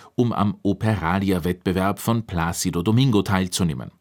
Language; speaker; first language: German; non-native, fluent; Spanish